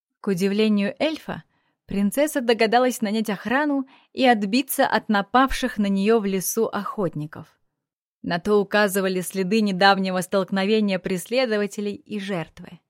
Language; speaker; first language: Russian; native; Russian